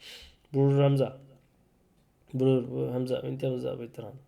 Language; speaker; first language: Swedish; non-native, learner; Urdu